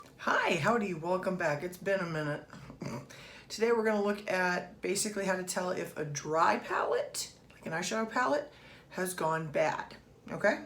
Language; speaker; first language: English; native; English